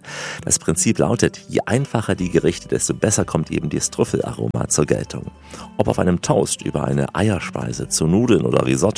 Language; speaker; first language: German; native; German